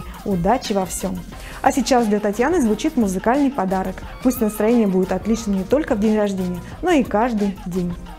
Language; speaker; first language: Russian; native; Russian